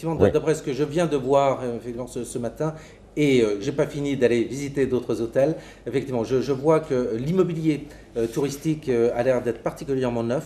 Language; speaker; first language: French; native; French